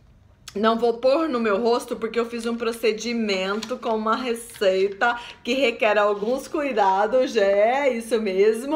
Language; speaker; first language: Portuguese; native; Portuguese